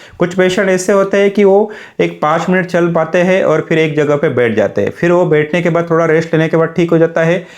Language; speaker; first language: Hindi; non-native, local second language; Marathi